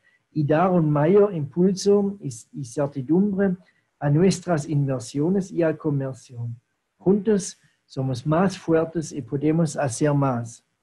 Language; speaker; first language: Spanish; non-native, fluent; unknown